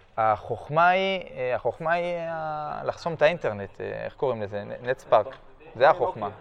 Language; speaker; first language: Hebrew; early bilingual, other home language; French